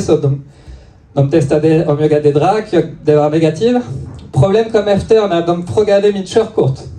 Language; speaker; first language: Swedish; non-native, learner; French